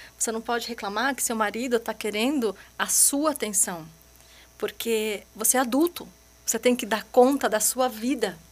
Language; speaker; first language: Portuguese; early bilingual, other home language; Arabic